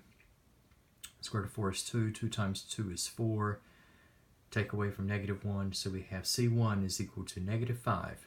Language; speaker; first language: English; native; English